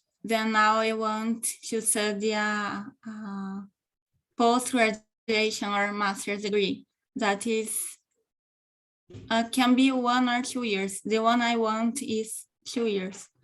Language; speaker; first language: English; non-native, local second language; Portuguese